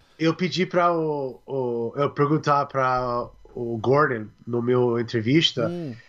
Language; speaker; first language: Portuguese; non-native, learner; English